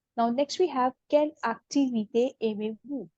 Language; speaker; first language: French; non-native, fluent; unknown